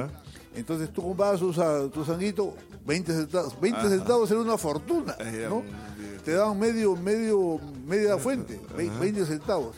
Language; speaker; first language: Spanish; native; Spanish